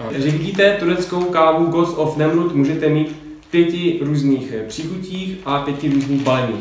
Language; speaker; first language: Czech; native; Czech